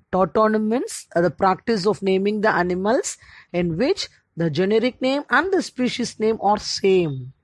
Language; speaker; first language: English; non-native, local second language; Tamil